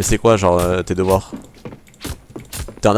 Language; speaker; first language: French; native; French